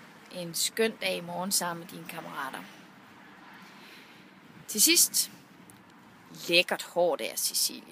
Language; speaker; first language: Danish; native; Danish